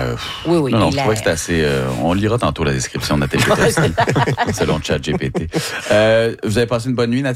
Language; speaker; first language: French; native; French